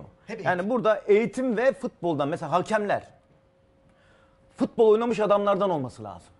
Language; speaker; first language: Turkish; native; Turkish